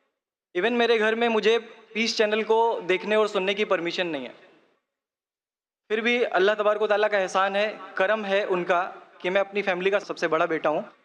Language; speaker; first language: Hindi; native; Hindi